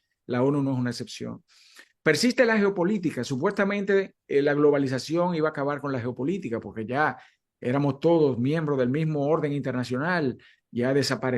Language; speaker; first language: Spanish; native; Spanish